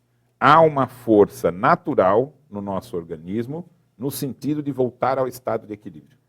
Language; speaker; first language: Portuguese; native; Portuguese